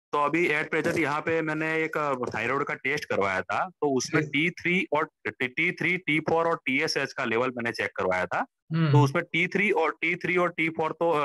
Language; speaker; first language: Hindi; non-native, local second language; Gujarati